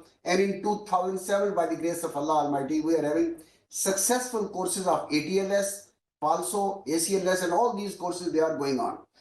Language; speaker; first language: English; non-native, local second language; Urdu